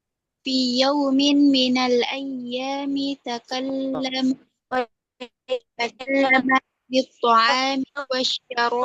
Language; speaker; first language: Arabic; non-native, learner; Indonesian